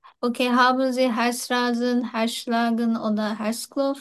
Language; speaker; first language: German; non-native, learner; Turkish